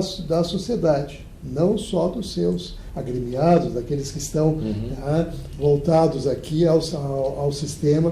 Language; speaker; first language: Portuguese; native; Portuguese